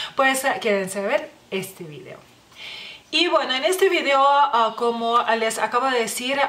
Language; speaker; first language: Spanish; non-native, fluent; Lithuanian